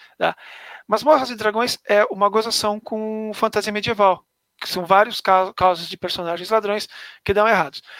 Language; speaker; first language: Portuguese; native; Portuguese